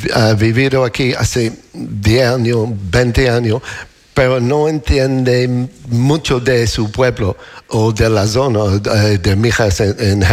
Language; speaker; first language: Spanish; non-native, fluent; English